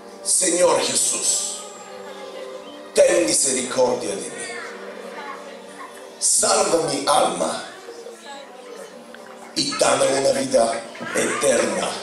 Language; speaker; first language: Spanish; non-native, fluent; Bulgarian